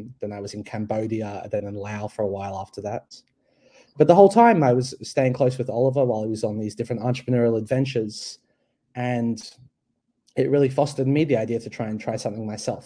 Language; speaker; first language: English; native; English